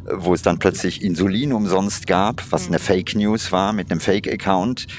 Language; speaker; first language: German; non-native, fluent; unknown